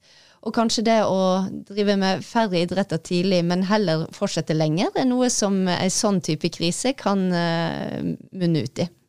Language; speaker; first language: Norwegian; native; Norwegian